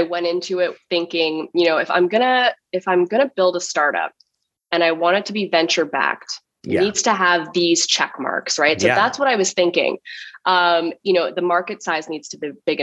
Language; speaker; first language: English; native; English